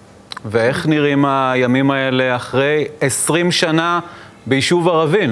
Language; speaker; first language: Hebrew; native; Hebrew